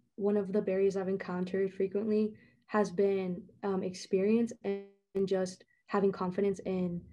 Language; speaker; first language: English; native; English